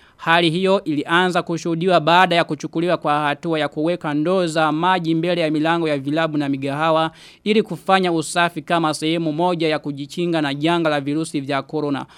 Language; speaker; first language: Swahili; non-native, local second language; Rundi